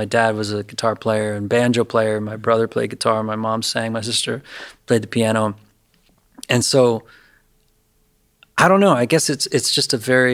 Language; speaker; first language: English; native; English